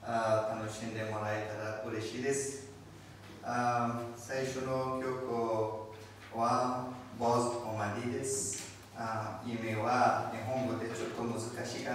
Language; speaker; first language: Japanese; non-native, learner; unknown